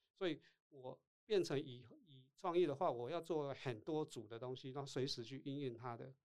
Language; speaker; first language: Chinese; non-native, local second language; Min Nan Chinese